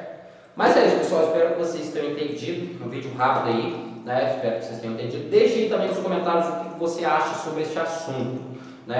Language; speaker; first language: Portuguese; native; Portuguese